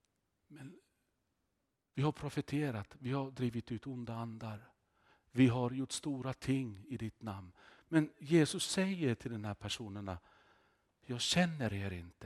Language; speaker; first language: Swedish; non-native, fluent; Finnish